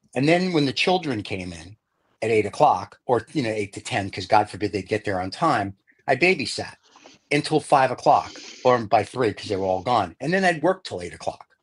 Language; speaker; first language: English; native; English